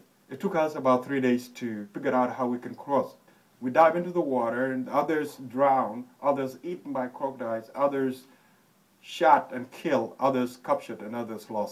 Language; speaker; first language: English; non-native, fluent; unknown